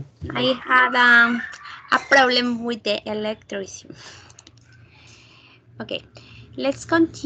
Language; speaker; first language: English; non-native, fluent; Spanish